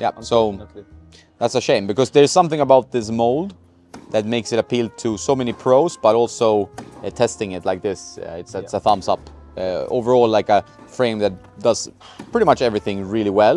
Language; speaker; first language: English; non-native, fluent; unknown